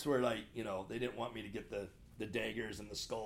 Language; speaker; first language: English; native; English